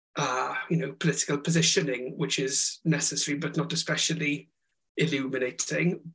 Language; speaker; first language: English; non-native, local second language; Welsh